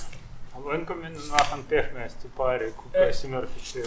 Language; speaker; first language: Finnish; non-native, learner; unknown